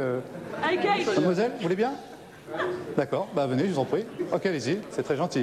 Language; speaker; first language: French; native; French